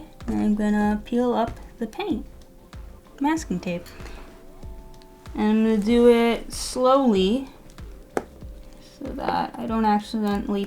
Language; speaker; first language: English; native; English